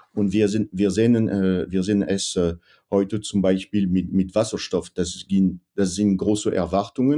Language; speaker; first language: German; non-native, fluent; French